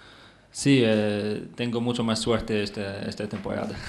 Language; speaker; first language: Spanish; non-native, learner; Polish